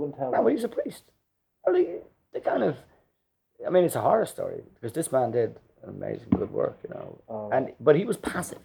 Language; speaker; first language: English; native; English